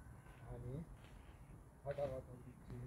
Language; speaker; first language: Korean; native; Korean